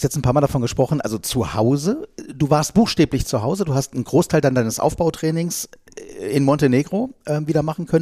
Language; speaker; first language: German; native; German